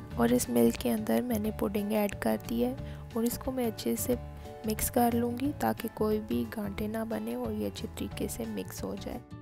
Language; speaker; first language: Urdu; non-native, local second language; Punjabi